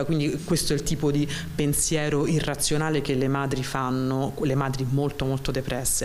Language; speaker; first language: Italian; native; Italian